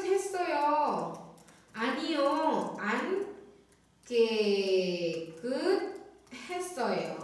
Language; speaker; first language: Korean; non-native, fluent; Indonesian